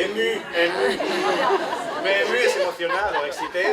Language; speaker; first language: French; non-native, learner; Spanish